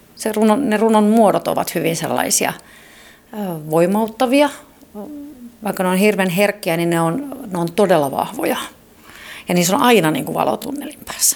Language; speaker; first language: Finnish; native; Finnish